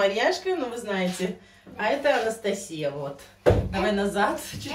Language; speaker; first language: Russian; native; Russian